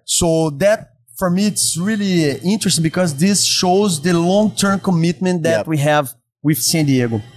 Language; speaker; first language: English; non-native, fluent; Portuguese